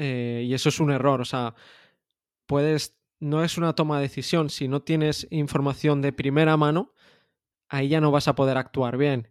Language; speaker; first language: Spanish; native; Spanish